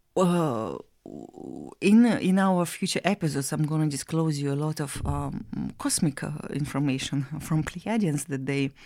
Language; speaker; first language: English; non-native, fluent; Russian